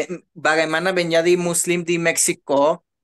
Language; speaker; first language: Indonesian; non-native, learner; Spanish